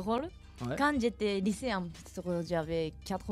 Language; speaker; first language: French; non-native, fluent; Japanese